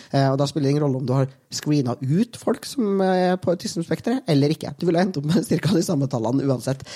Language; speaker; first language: Norwegian; native; Norwegian